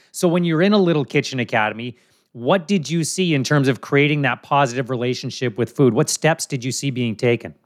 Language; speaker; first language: English; native; English